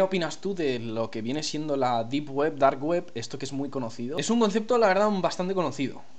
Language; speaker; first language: Spanish; native; Spanish